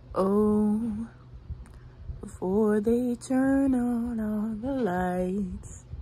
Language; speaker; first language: English; native; English